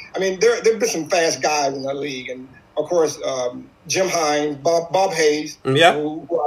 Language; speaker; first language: English; native; English